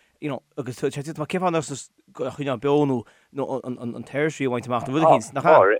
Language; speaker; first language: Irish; non-native, local second language; English